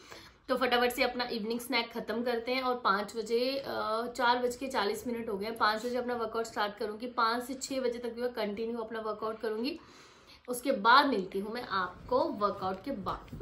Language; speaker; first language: Hindi; native; Hindi